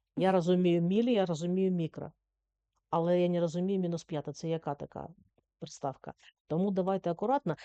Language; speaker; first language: Ukrainian; native; Ukrainian